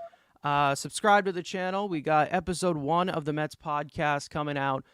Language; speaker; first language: English; native; English